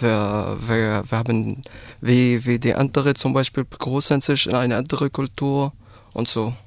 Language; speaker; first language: German; non-native, learner; Arabic